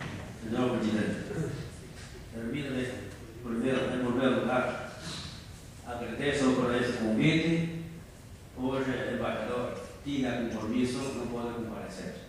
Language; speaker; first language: Portuguese; non-native, fluent; Chinese